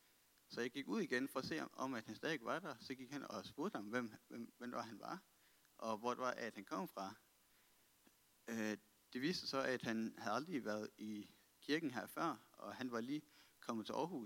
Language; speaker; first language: Danish; native; Danish